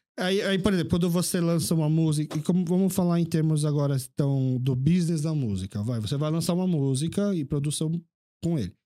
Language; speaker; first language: Portuguese; early bilingual, other home language; Korean